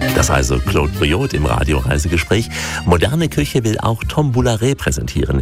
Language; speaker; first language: German; native; German